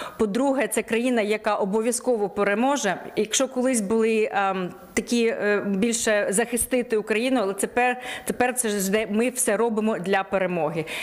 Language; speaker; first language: Ukrainian; native; Ukrainian